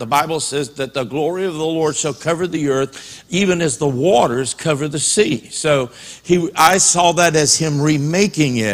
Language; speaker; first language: English; native; English